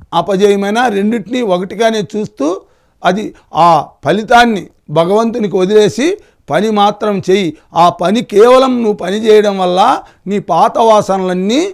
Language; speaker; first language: Telugu; native; Telugu